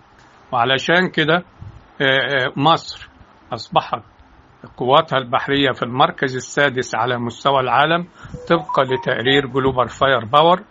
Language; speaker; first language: Arabic; native; Arabic